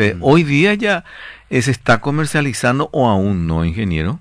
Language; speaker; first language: Spanish; native; Spanish